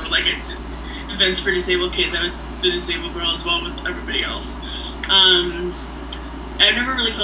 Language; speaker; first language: English; native; English